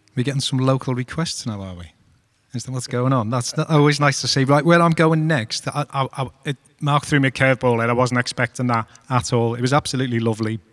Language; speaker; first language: English; native; English